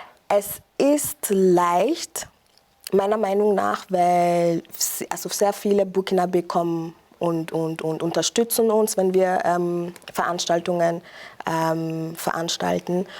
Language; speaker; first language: German; non-native, fluent; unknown